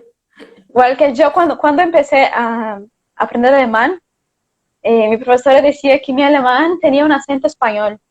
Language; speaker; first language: Spanish; non-native, fluent; Portuguese